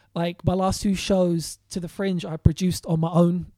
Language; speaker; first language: English; native; English